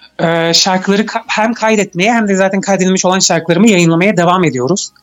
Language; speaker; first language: Turkish; early bilingual, heritage; Turkish